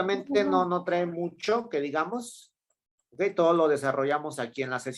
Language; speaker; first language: Spanish; native; Spanish